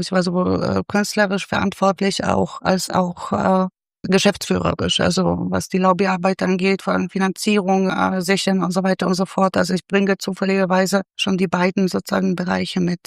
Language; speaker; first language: German; non-native, fluent; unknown